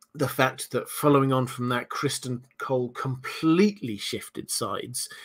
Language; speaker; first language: English; native; English